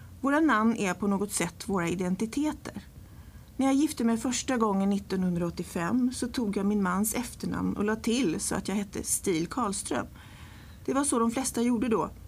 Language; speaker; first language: Swedish; early bilingual, other home language; English